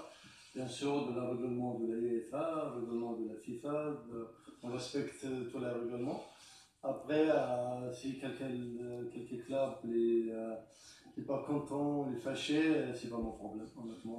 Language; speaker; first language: French; non-native, learner; Arabic